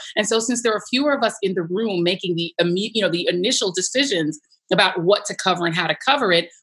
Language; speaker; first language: English; native; English